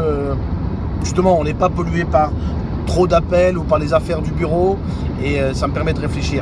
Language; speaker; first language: French; native; French